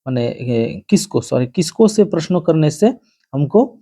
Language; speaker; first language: Hindi; non-native, local second language; Bangla